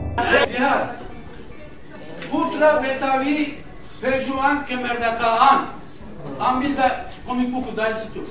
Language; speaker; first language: Indonesian; non-native, learner; Turkish